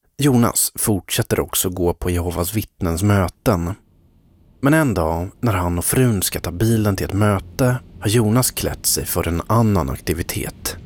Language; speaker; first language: Swedish; native; Swedish